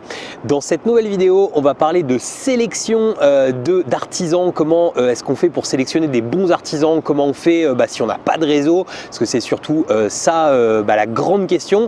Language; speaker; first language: French; native; French